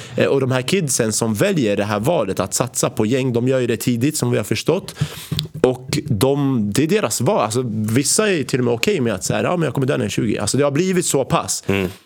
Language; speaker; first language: Swedish; early bilingual, other home language; Arabic